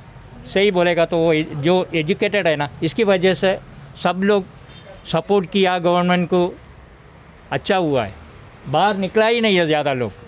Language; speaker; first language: Hindi; non-native, local second language; Malayalam